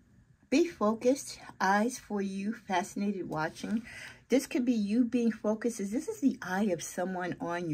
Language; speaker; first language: English; native; English